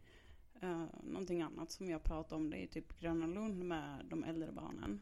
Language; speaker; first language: Swedish; native; Swedish